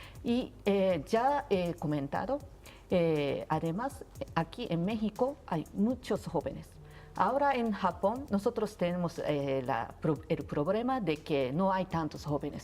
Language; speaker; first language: Spanish; non-native, learner; Japanese